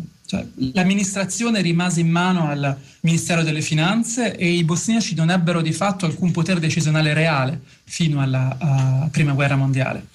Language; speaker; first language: Italian; native; Italian